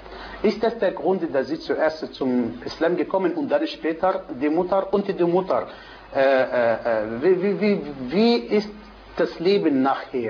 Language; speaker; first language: German; non-native, fluent; Arabic